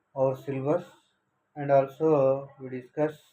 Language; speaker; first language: English; non-native, local second language; Telugu